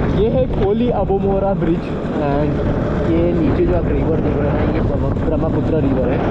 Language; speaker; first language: Hindi; native; Hindi